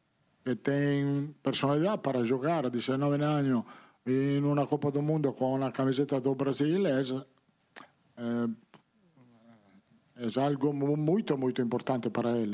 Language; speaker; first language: Portuguese; non-native, learner; Italian